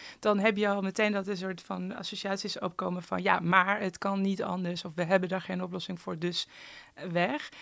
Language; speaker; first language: Dutch; early bilingual, other home language; Persian